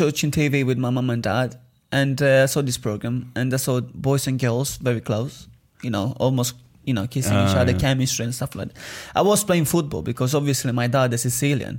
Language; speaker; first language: English; non-native, fluent; Italian